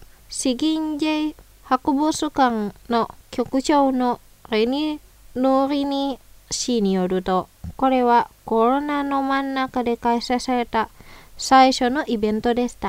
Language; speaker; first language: Japanese; non-native, fluent; Indonesian